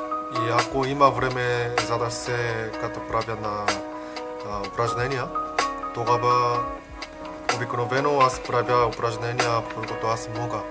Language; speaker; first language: Bulgarian; non-native, learner; Korean